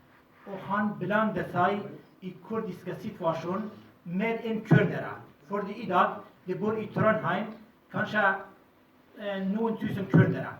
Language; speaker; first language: Norwegian; non-native, fluent; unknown